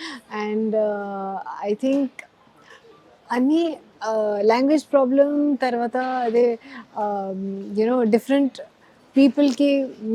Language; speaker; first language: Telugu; non-native, local second language; Hindi